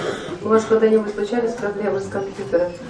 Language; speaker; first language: Russian; native; Russian